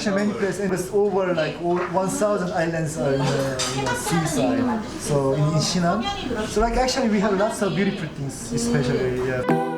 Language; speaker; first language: English; non-native, fluent; Korean